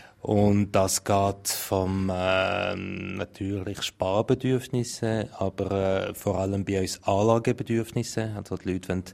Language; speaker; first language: German; non-native, local second language; French